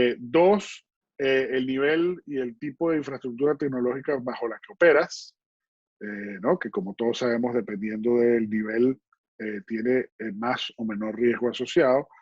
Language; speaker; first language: Spanish; native; Spanish